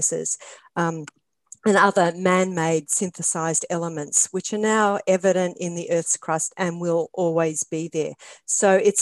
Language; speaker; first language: English; native; English